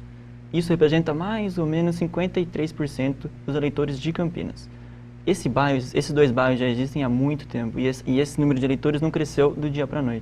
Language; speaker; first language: Portuguese; native; Portuguese